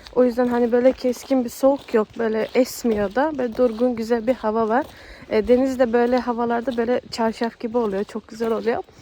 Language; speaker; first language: Turkish; early bilingual, heritage; Turkish